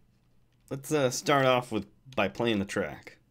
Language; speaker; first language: English; native; English